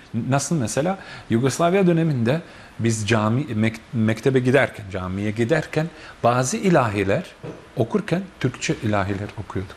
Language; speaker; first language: Turkish; non-native, fluent; Bosnian